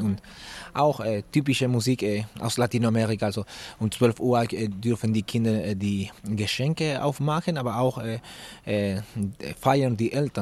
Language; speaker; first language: German; non-native, learner; Spanish